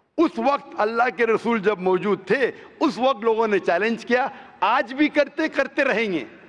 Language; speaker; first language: Hindi; non-native, local second language; Konkani